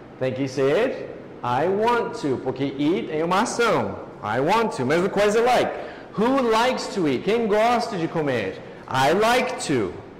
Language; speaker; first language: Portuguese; non-native, fluent; English